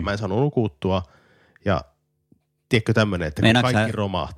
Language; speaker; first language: Finnish; native; Finnish